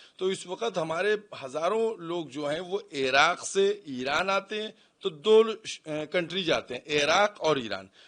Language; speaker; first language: Urdu; native; Urdu